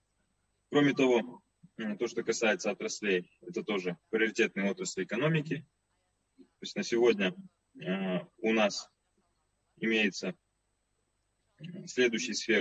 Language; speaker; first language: Russian; native; Russian